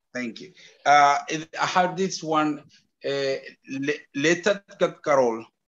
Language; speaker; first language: English; non-native, fluent; Spanish